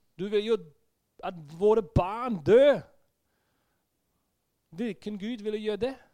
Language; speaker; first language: Norwegian; non-native, fluent; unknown